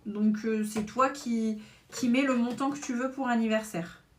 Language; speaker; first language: French; native; French